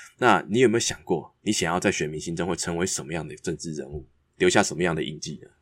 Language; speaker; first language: Chinese; native; Chinese